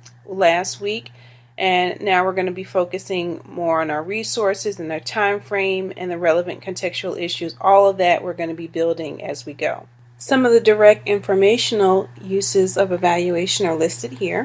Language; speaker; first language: English; native; English